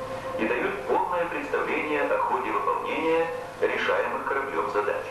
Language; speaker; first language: Russian; native; Russian